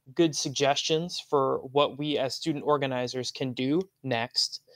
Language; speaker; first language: English; native; English